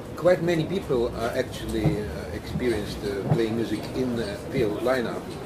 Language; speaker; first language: English; non-native, fluent; Russian